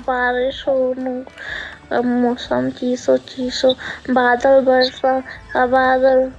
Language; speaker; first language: Nepali; non-native, learner; Hindi